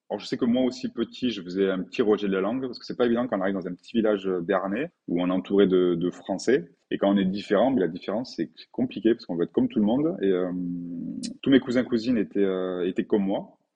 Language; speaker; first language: French; native; French